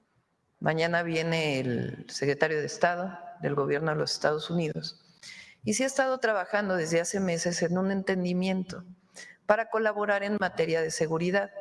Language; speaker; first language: Spanish; native; Spanish